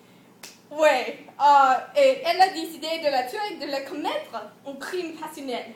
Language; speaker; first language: French; non-native, learner; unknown